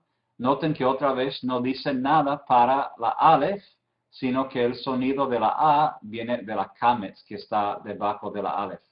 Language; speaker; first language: Spanish; non-native, fluent; English